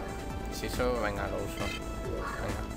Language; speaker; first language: Spanish; native; Spanish